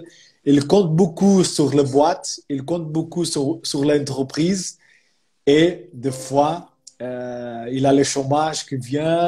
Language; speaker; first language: French; non-native, fluent; Portuguese